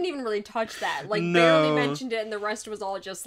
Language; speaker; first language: English; native; English